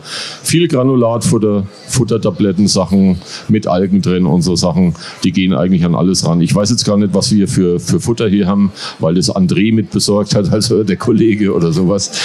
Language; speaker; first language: German; native; German